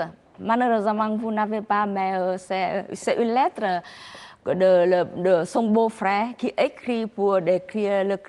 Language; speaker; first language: French; non-native, learner; Vietnamese